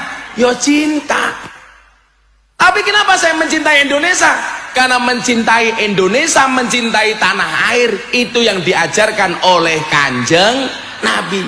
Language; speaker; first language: Indonesian; non-native, local second language; Javanese